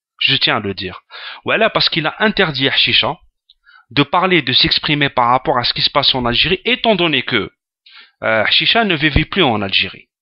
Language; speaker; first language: French; non-native, local second language; Arabic